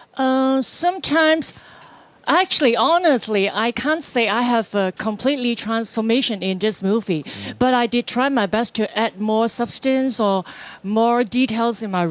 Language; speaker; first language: English; non-native, fluent; Cantonese